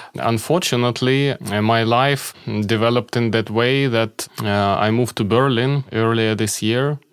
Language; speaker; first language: English; non-native, fluent; Ukrainian